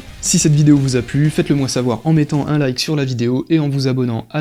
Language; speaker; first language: French; native; French